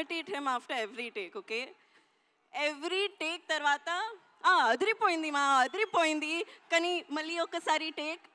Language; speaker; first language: Telugu; non-native, learner; Hindi